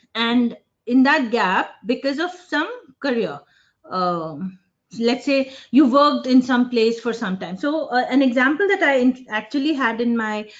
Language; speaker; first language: English; non-native, local second language; Hindi